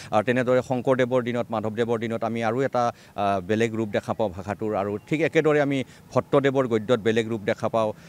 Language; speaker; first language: Assamese; native; Assamese